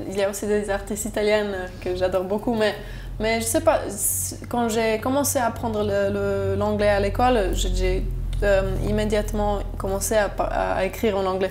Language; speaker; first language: French; non-native, local second language; German